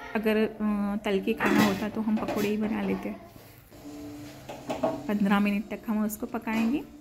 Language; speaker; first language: Hindi; non-native, local second language; Gujarati